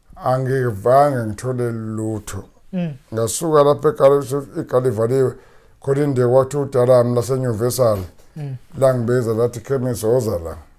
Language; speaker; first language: Zulu; native; Zulu